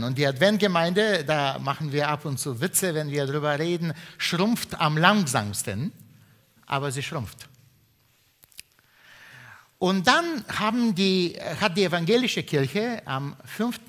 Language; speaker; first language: German; non-native, fluent; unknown